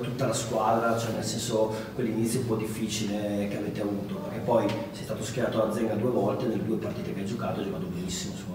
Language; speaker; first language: Italian; native; Italian